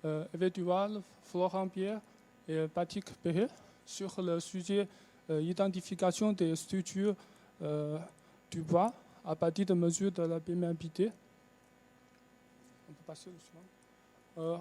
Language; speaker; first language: French; non-native, learner; Chinese